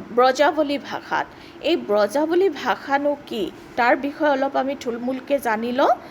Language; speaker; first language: Assamese; native; Assamese